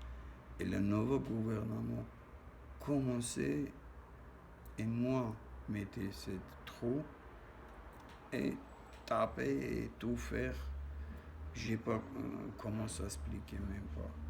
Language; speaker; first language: French; non-native, learner; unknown